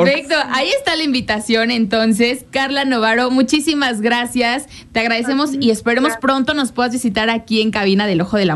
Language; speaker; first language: Spanish; native; Spanish